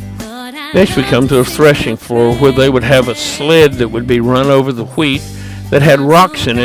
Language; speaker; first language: English; native; English